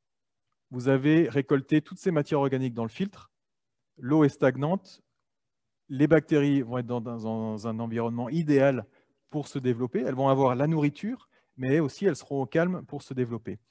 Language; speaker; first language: French; native; French